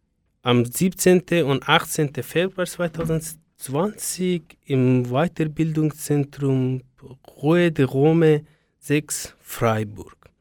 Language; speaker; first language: German; non-native, learner; Persian